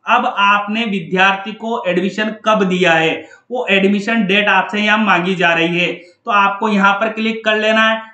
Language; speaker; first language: Hindi; native; Hindi